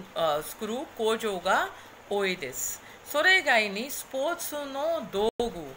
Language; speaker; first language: Japanese; non-native, fluent; Hindi